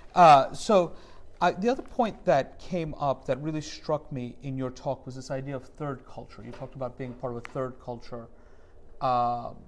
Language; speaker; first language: English; native; English